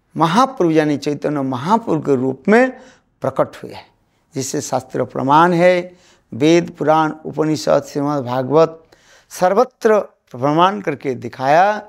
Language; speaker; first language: Hindi; non-native, local second language; Bangla